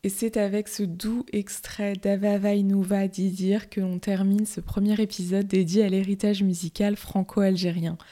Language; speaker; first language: French; native; French